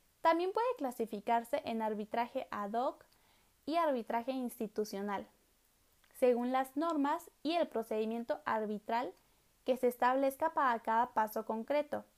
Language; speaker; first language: Spanish; native; Spanish